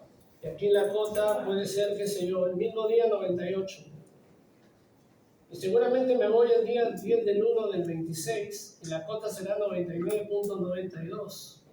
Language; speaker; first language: Spanish; native; Spanish